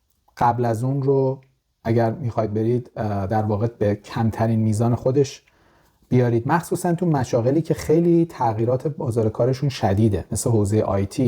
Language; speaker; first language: Persian; native; Persian